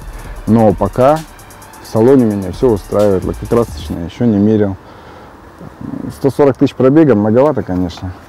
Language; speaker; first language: Russian; native; Russian